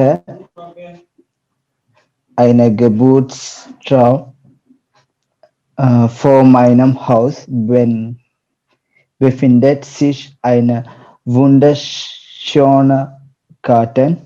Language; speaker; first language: German; non-native, learner; Malayalam